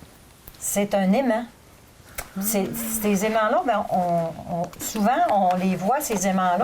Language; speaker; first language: French; native; French